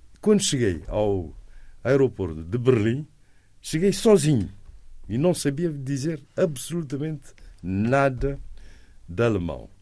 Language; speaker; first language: Portuguese; non-native, local second language; Kabuverdianu